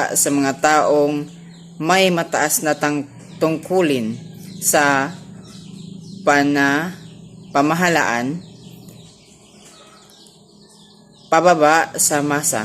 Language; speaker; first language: Filipino; non-native, local second language; Cebuano